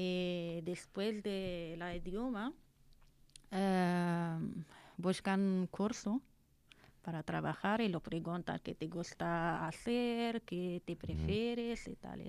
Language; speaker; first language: Spanish; non-native, learner; Arabic